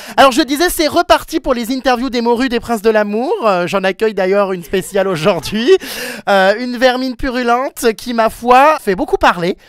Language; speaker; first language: French; native; French